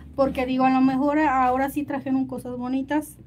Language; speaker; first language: Spanish; native; Spanish